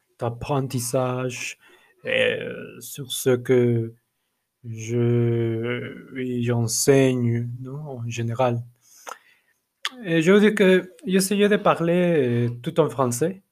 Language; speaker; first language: French; non-native, learner; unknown